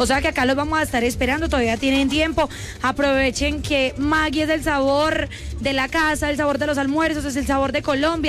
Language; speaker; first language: Spanish; native; Spanish